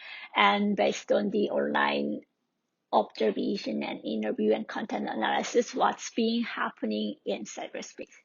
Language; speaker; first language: English; non-native, fluent; Korean